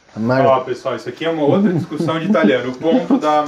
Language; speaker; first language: Portuguese; native; Portuguese